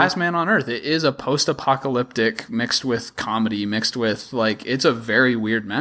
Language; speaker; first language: English; native; English